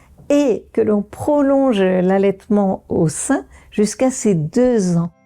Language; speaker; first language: French; native; French